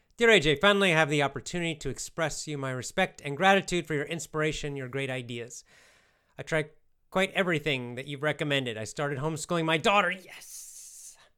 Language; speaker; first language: English; native; English